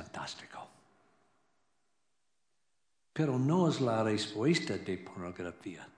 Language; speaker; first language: Spanish; non-native, learner; English